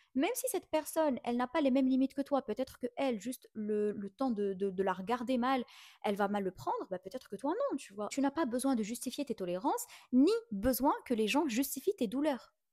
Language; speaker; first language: French; non-native, local second language; Arabic